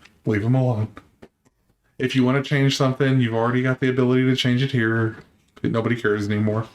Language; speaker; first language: English; native; English